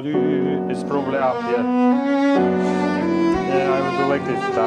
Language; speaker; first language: English; non-native, learner; Russian